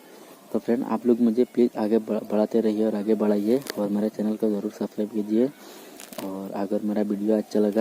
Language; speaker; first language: Hindi; non-native, local second language; Bangla